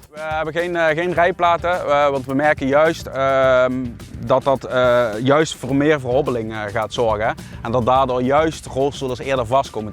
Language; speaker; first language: Dutch; native; Dutch